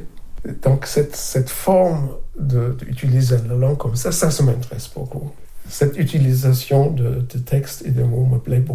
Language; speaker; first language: French; non-native, fluent; German